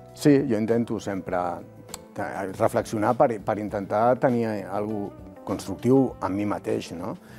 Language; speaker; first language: Catalan; non-native, local second language; Spanish